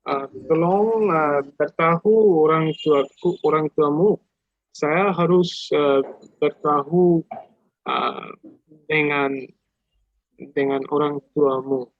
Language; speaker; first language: Indonesian; non-native, learner; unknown